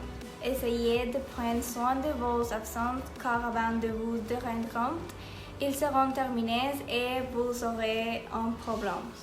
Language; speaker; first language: French; non-native, learner; Spanish